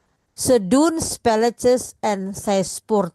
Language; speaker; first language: Dutch; non-native, fluent; Indonesian